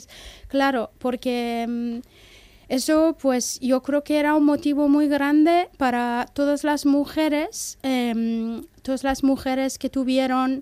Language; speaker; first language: Spanish; non-native, fluent; Persian